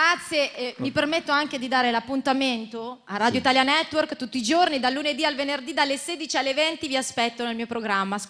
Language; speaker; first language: Italian; native; Italian